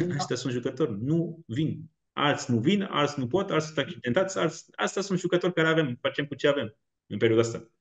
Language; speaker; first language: Romanian; non-native, fluent; French